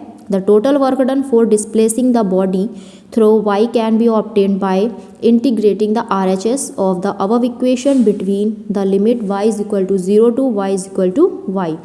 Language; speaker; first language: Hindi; native; Hindi